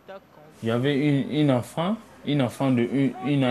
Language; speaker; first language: French; non-native, learner; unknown